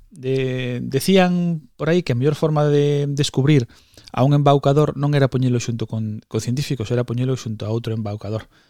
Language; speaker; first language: Galician; non-native, local second language; Spanish